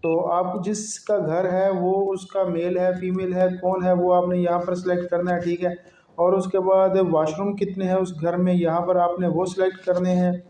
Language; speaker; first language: Urdu; non-native, local second language; Punjabi